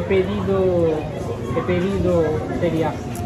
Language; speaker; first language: Spanish; non-native, learner; Filipino